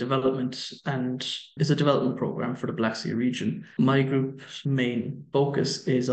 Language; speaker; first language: English; native; English